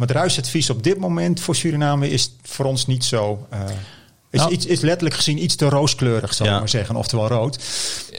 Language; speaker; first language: Dutch; native; Dutch